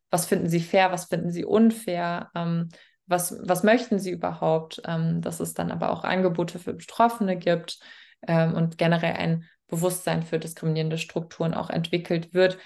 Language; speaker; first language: German; native; German